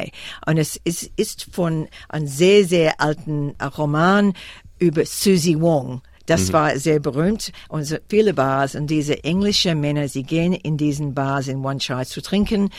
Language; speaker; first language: German; non-native, fluent; English